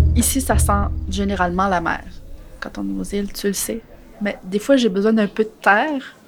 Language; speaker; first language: French; native; French